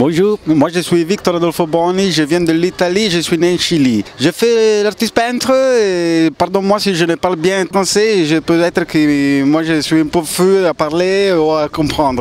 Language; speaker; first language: French; non-native, learner; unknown